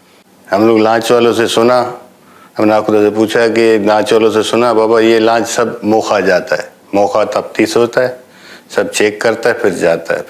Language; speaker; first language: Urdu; non-native, local second language; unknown